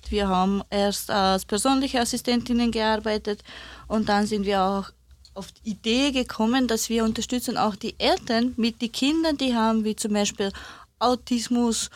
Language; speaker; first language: German; non-native, fluent; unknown